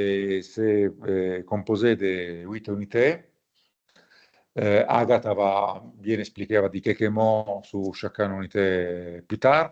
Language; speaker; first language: French; non-native, fluent; Italian